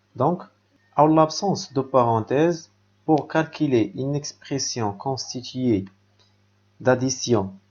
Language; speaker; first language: French; non-native, local second language; Arabic